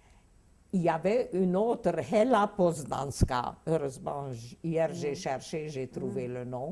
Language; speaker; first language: French; non-native, fluent; Hungarian